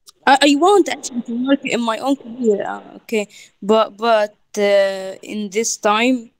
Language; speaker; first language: English; non-native, fluent; Arabic